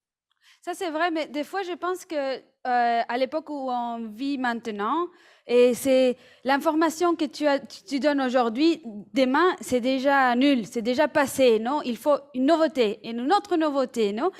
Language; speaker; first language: French; non-native, fluent; Spanish